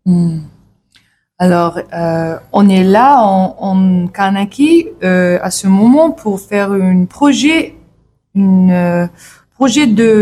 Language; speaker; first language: French; non-native, learner; English